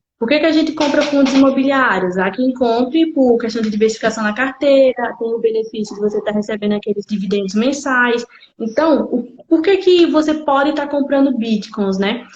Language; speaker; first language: Portuguese; native; Portuguese